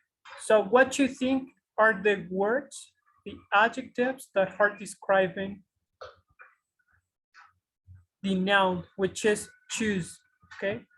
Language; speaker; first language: English; non-native, fluent; Spanish